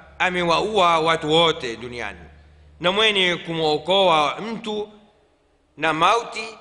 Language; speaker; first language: Swahili; non-native, fluent; Arabic